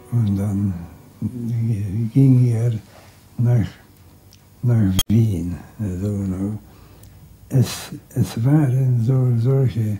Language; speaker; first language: German; non-native, local second language; Hungarian